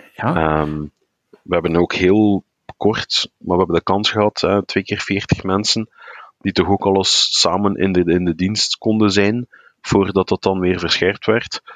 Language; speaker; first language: Dutch; native; Dutch